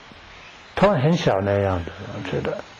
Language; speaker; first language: Chinese; non-native, learner; English